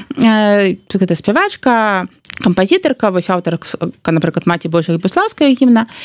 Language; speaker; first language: Belarusian; native; Belarusian